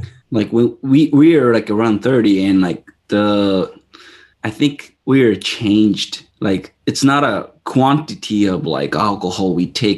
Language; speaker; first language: English; non-native, fluent; Japanese